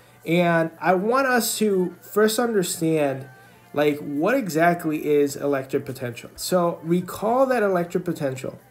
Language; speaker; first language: English; native; English